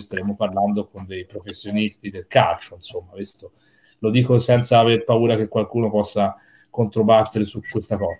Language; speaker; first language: Italian; native; Italian